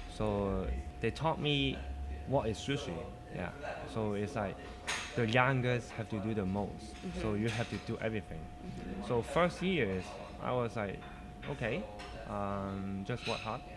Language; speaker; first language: English; non-native, local second language; Cantonese